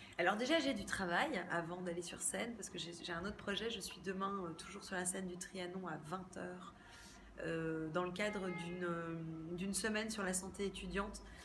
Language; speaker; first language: French; native; French